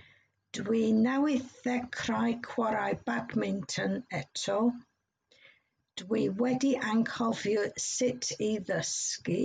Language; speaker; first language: Welsh; non-native, learner; English